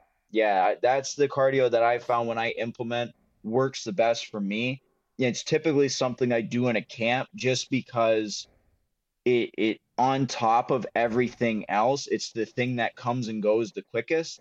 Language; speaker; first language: English; native; English